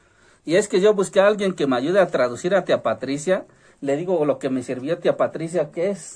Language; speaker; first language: Spanish; native; Spanish